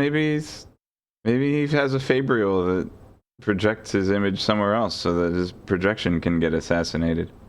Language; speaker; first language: English; native; English